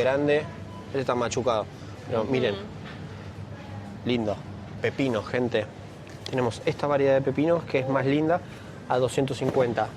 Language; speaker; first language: Spanish; native; Spanish